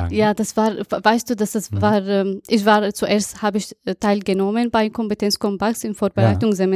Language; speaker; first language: German; non-native, fluent; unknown